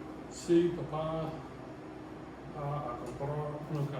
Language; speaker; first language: Spanish; non-native, learner; English